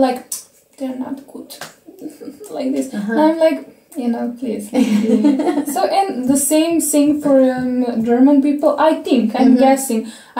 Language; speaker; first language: English; non-native, fluent; Serbian